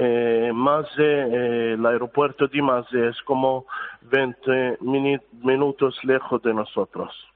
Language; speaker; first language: Spanish; non-native, fluent; Arabic